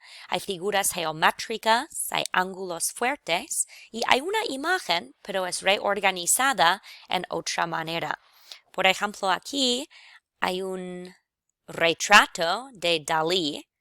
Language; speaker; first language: Spanish; non-native, fluent; English